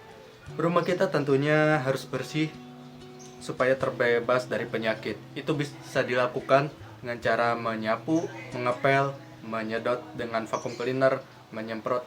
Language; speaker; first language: Indonesian; native; Indonesian